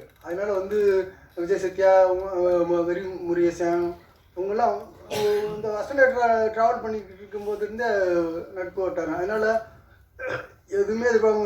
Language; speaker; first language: Tamil; native; Tamil